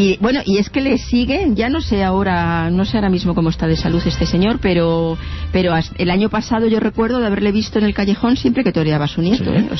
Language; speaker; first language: Spanish; native; Spanish